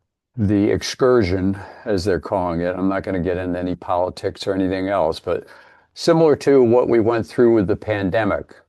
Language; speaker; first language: English; native; English